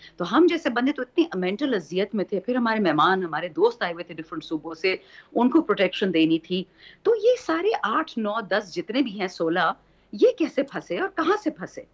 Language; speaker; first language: Urdu; non-native, local second language; Pashto